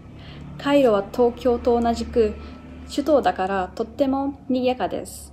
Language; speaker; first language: Japanese; non-native, fluent; Arabic